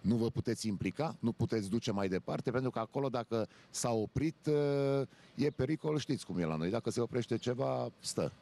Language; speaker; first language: Romanian; native; Romanian